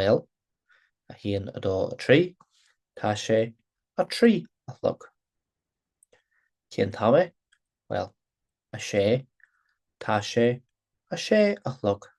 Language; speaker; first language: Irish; non-native, local second language; English